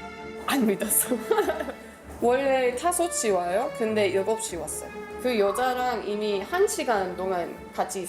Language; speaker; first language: Korean; non-native, learner; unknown